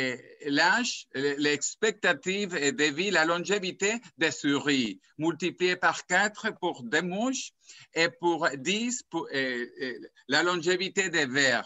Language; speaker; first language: French; non-native, fluent; Spanish